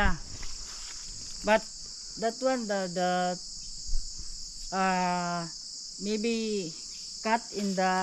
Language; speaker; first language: English; non-native, learner; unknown